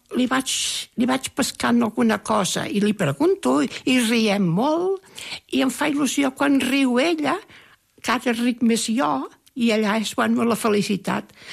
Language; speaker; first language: Catalan; native; Catalan